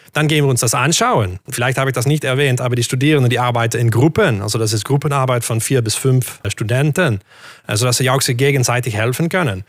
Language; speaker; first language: German; non-native, fluent; Dutch